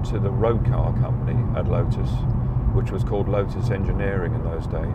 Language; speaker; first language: English; native; English